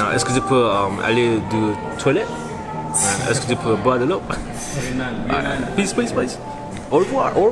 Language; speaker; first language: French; non-native, learner; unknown